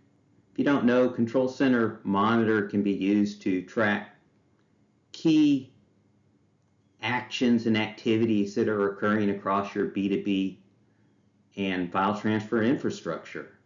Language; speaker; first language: English; native; English